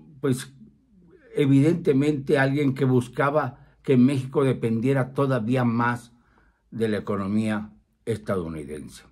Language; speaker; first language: Spanish; native; Spanish